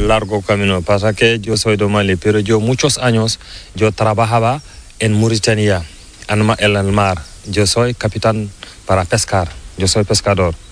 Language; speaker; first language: Spanish; non-native, learner; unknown